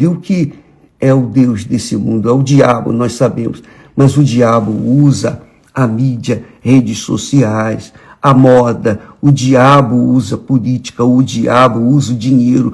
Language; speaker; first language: Portuguese; native; Portuguese